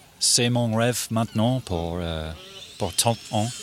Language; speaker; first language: French; non-native, learner; English